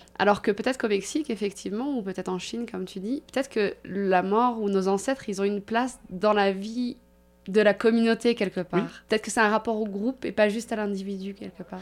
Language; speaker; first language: French; native; French